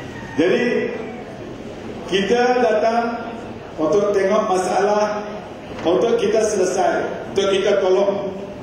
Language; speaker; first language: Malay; non-native, local second language; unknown